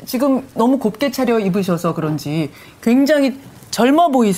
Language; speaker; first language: Korean; native; Korean